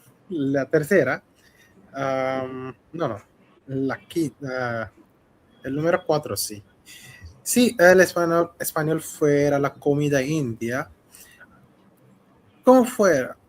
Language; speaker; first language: Spanish; non-native, fluent; Hindi